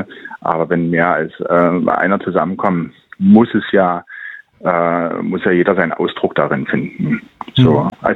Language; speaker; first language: German; native; German